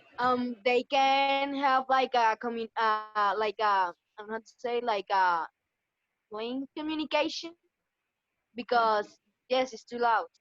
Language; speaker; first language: English; non-native, learner; Spanish